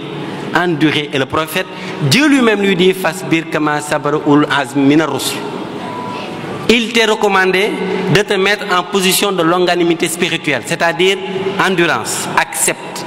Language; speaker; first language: French; non-native, local second language; Wolof